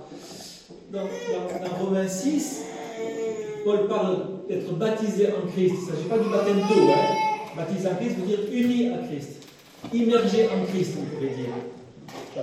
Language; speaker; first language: French; native; French